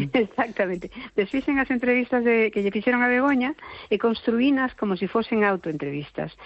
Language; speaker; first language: Galician; non-native, local second language; Spanish